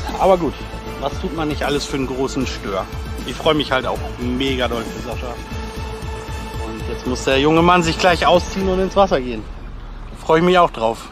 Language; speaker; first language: German; native; German